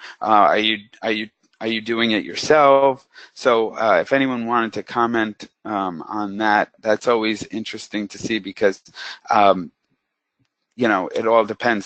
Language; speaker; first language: English; native; English